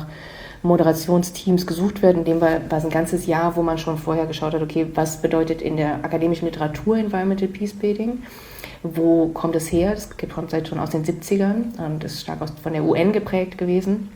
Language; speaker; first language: German; native; German